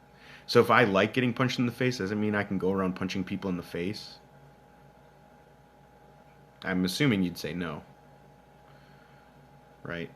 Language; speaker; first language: English; native; English